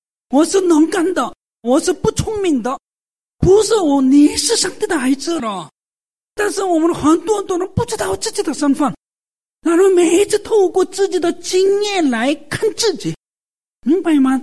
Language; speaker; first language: Chinese; non-native, fluent; Korean